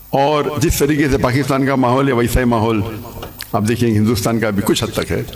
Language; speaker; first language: Urdu; non-native, local second language; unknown